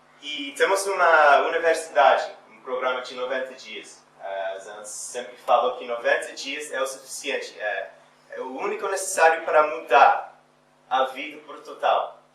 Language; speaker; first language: Portuguese; non-native, fluent; English